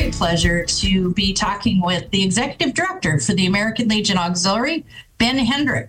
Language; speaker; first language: English; native; English